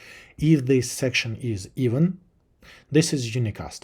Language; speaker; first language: English; non-native, fluent; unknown